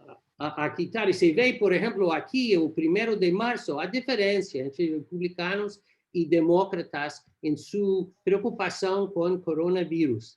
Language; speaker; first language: Portuguese; non-native, learner; English